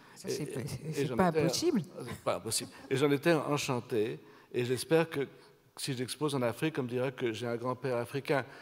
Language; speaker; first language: French; native; French